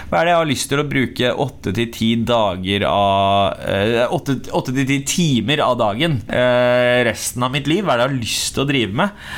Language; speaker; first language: Norwegian; early bilingual, other home language; Punjabi